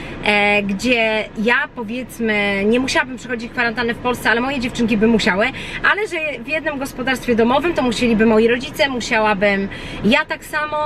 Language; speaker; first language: Polish; native; Polish